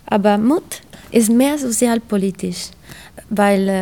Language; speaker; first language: German; non-native, learner; Italian